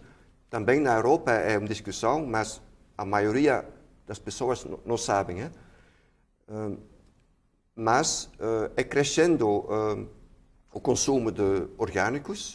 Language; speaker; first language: Portuguese; non-native, fluent; Dutch